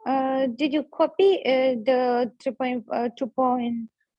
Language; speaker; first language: English; non-native, learner; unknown